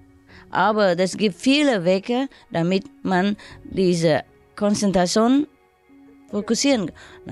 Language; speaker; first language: German; non-native, learner; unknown